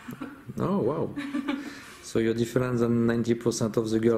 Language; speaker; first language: English; non-native, fluent; French